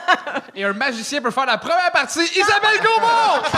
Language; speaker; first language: French; native; French